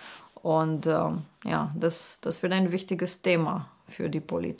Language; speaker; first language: German; non-native, fluent; Romanian